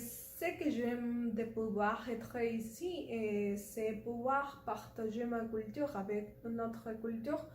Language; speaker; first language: French; non-native, learner; Spanish